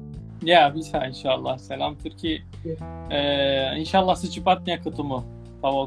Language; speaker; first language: Indonesian; non-native, fluent; Turkish